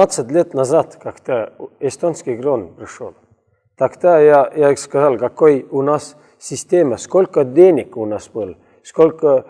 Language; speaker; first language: Russian; non-native, learner; Estonian